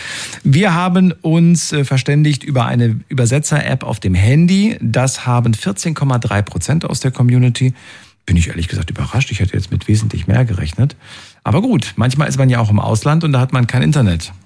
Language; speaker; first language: German; native; German